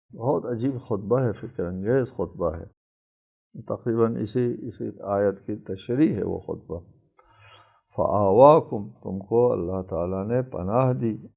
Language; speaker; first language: Urdu; non-native, local second language; Balti